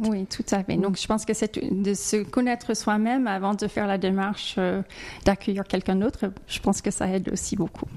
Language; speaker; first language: French; non-native, fluent; English